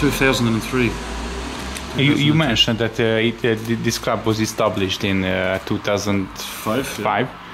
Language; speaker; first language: English; non-native, fluent; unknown